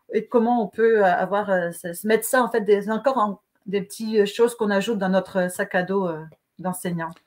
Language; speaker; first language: French; native; French